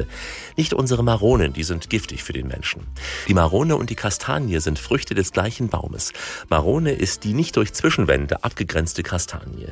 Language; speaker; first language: German; native; German